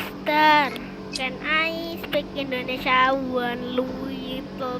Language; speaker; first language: English; non-native, learner; Indonesian